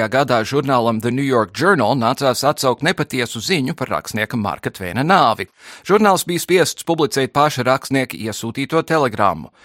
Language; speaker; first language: Latvian; early bilingual, heritage; Latvian